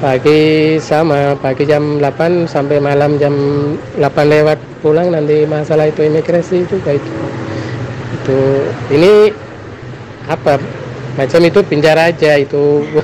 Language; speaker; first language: Indonesian; non-native, learner; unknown